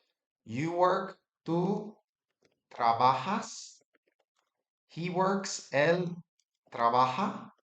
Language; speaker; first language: Spanish; non-native, fluent; English